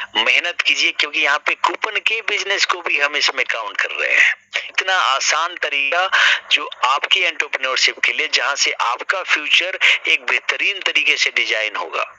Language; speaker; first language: Hindi; native; Hindi